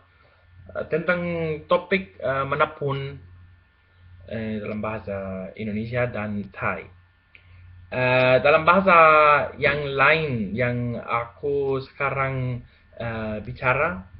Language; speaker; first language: Indonesian; non-native, learner; Spanish